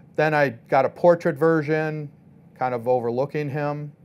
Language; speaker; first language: English; native; English